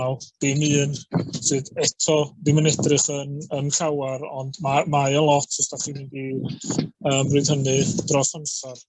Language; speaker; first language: Welsh; native; Welsh